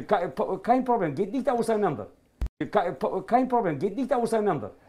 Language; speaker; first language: German; non-native, fluent; Turkish